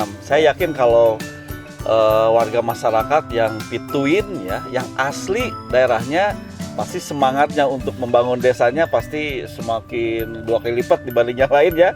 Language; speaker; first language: Indonesian; non-native, local second language; Sundanese